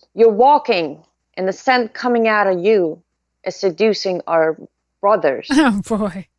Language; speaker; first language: English; non-native, fluent; Persian